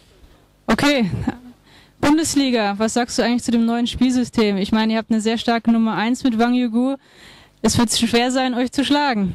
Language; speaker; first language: German; native; German